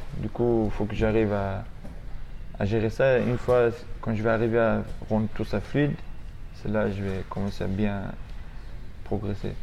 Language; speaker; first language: French; non-native, fluent; Russian